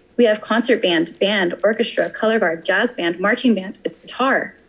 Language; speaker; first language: English; native; English